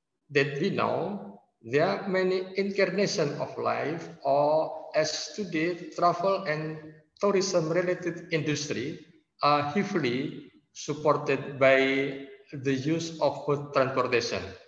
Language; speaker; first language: English; non-native, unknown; Indonesian